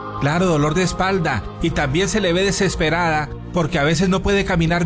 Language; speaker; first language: Spanish; native; Spanish